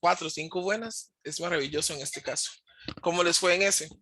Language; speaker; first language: Spanish; native; Spanish